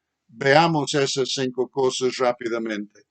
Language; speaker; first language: Spanish; non-native, fluent; English